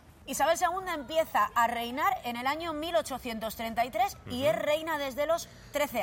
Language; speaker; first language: Spanish; native; Spanish